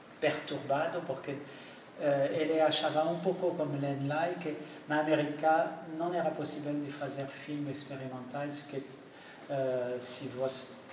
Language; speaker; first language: Portuguese; non-native, learner; French